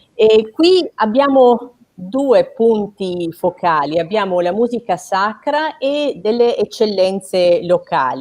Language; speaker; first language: Italian; native; Italian